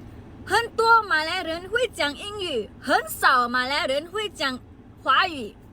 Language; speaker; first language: Chinese; non-native, local second language; Malay